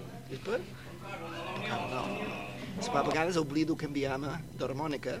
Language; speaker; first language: Catalan; non-native, fluent; English